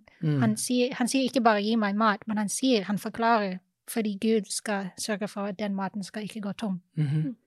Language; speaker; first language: Norwegian; non-native, fluent; English